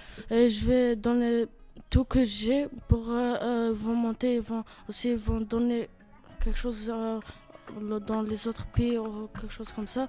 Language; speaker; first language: French; non-native, learner; Arabic